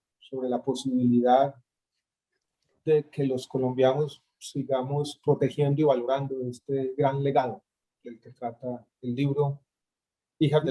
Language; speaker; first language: Spanish; native; Spanish